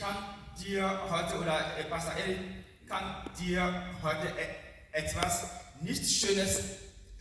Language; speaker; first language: German; non-native, learner; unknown